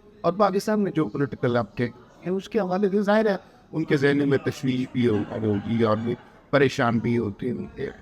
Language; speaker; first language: Urdu; native; Urdu